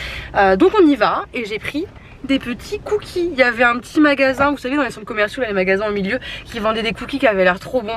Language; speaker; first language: French; native; French